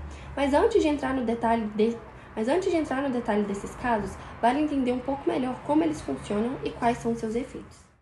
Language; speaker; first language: Portuguese; native; Portuguese